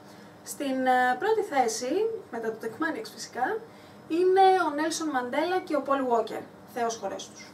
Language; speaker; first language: Greek; native; Greek